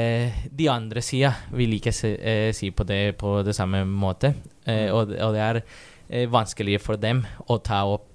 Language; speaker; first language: Norwegian; non-native, fluent; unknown